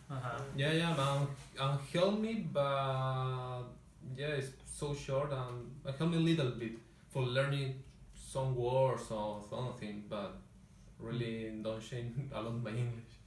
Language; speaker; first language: English; non-native, learner; Spanish